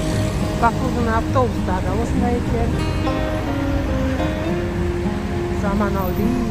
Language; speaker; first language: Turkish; non-native, learner; Kazakh